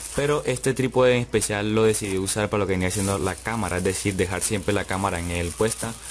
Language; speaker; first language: Spanish; native; Spanish